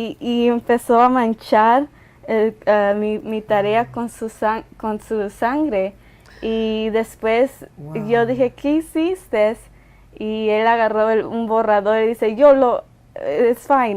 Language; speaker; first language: Spanish; early bilingual, other home language; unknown